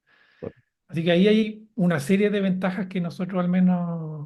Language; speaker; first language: Spanish; native; Spanish